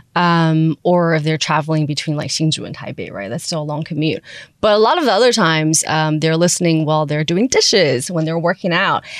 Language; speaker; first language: English; early bilingual, other home language; Chinese